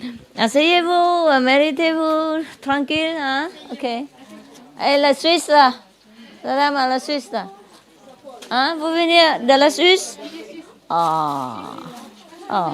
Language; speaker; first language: French; non-native, learner; Vietnamese